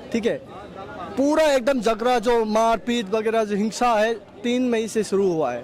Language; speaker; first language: Hindi; non-native, local second language; Manipuri